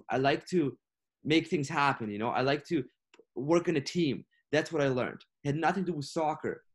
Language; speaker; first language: English; non-native, fluent; Russian